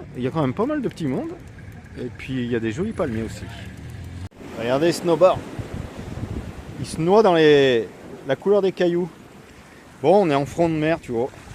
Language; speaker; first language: French; native; French